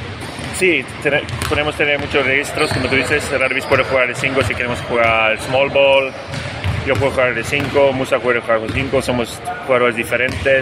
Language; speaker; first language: Spanish; non-native, fluent; Swedish